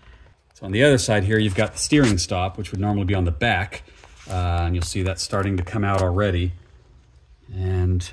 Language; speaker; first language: English; native; English